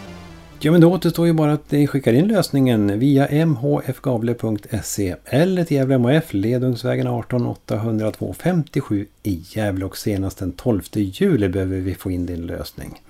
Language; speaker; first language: Swedish; native; Swedish